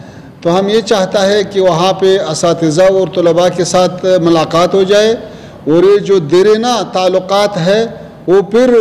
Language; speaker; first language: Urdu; non-native, fluent; Pashto